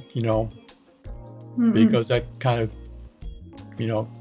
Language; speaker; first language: English; native; English